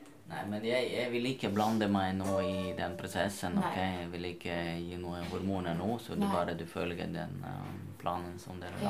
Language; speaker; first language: Norwegian; non-native, fluent; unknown